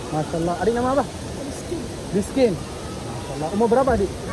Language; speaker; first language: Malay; non-native, learner; Bangla